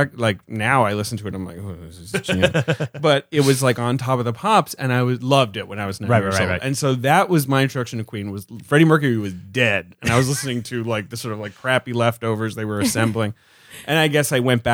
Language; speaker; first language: English; native; English